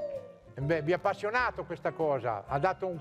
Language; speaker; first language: Italian; native; Italian